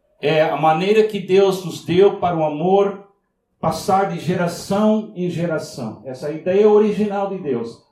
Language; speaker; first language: Portuguese; non-native, fluent; English